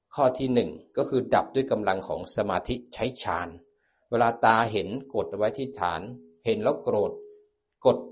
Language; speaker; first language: Thai; native; Thai